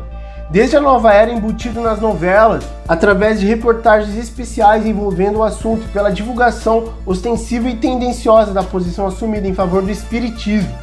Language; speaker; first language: Portuguese; native; Portuguese